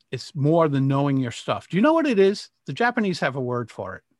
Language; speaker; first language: English; native; English